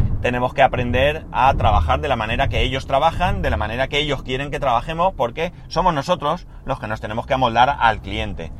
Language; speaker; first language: Spanish; native; Spanish